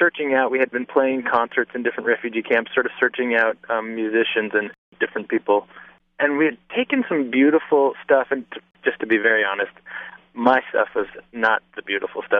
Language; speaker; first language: English; native; English